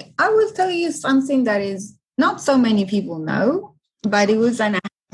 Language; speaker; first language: English; non-native, fluent; Spanish